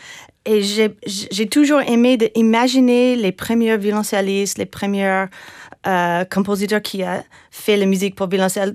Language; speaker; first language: French; non-native, fluent; English